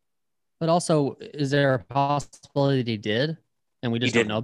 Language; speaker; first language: English; native; English